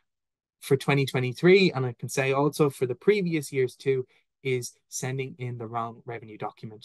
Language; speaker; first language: English; native; English